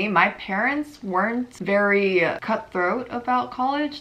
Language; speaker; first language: English; native; English